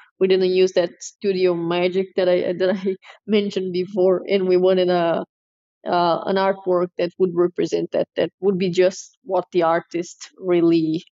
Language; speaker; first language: English; non-native, fluent; Portuguese